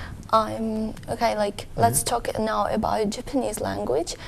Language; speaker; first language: English; non-native, fluent; Ukrainian